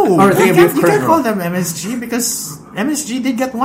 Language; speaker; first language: English; non-native, local second language; Filipino